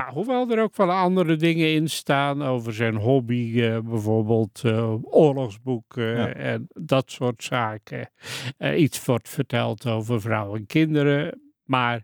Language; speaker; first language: Dutch; native; Dutch